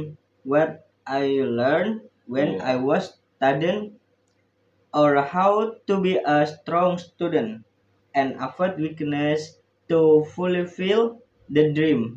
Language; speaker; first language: English; non-native, learner; Indonesian